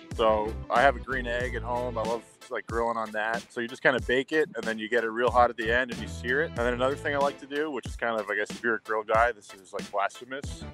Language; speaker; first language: English; native; English